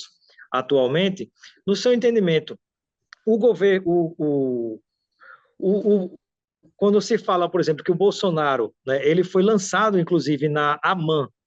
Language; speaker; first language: Portuguese; native; Portuguese